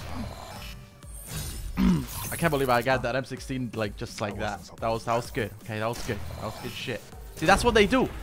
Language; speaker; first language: English; native; English